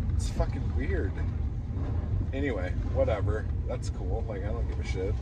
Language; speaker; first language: English; native; English